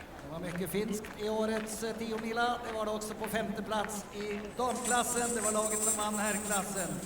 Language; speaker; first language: Swedish; native; Swedish